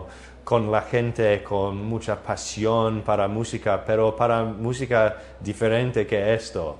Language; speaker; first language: Spanish; non-native, learner; English